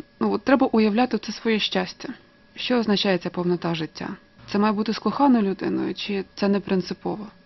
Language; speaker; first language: Ukrainian; native; Ukrainian